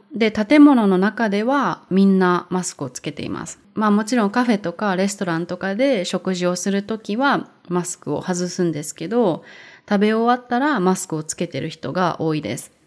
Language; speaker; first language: Japanese; native; Japanese